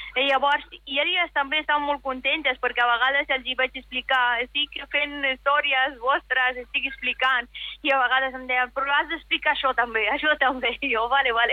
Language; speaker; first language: Catalan; non-native, fluent; Persian